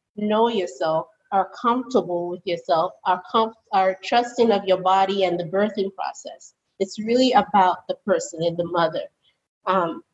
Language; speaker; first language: English; early bilingual, other home language; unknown